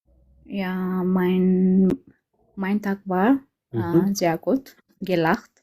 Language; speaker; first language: German; non-native, learner; Amharic